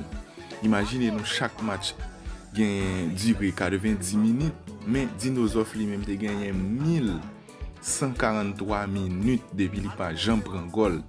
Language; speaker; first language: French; non-native, learner; Haitian Creole